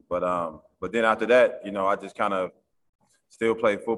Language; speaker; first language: English; native; English